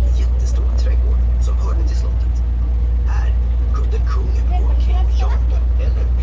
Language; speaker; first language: Swedish; native; Swedish